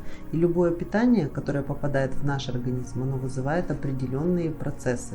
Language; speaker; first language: Russian; native; Russian